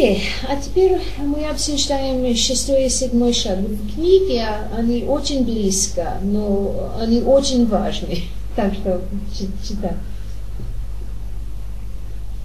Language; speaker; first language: Russian; non-native, learner; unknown